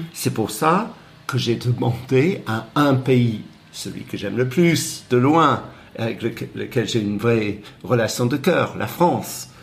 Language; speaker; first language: French; non-native, fluent; English